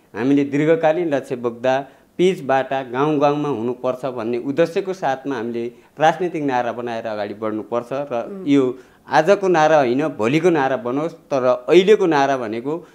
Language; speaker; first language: Nepali; native; Nepali